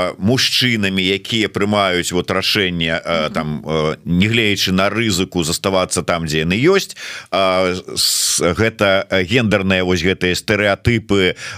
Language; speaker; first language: Belarusian; native; Belarusian